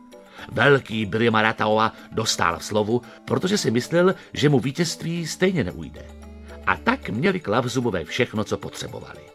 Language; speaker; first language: Czech; native; Czech